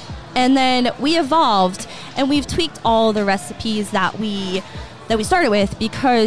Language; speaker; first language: English; native; English